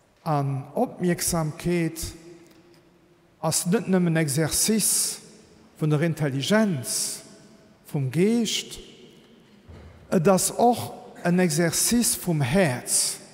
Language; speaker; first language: German; non-native, local second language; Luxembourgish